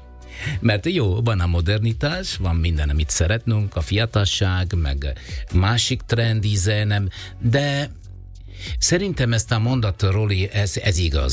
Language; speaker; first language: Hungarian; non-native, fluent; Italian